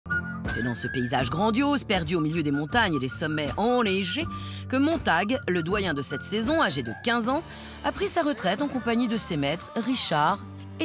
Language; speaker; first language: French; native; French